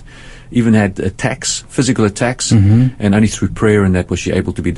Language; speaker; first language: English; native; English